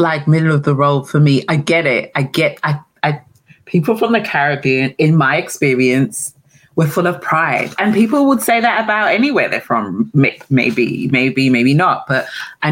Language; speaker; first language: English; native; English